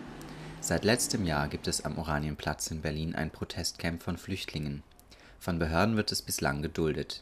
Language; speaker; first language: German; native; German